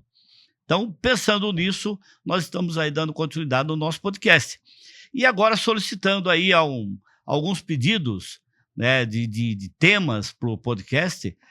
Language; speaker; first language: Portuguese; native; Portuguese